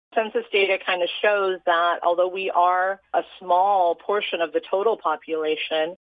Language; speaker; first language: English; native; English